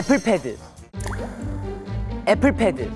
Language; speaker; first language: Korean; native; Korean